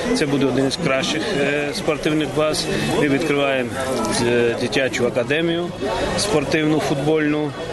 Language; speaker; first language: Ukrainian; non-native, fluent; Georgian